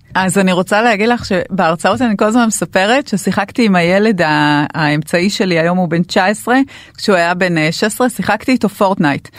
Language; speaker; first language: Hebrew; native; Hebrew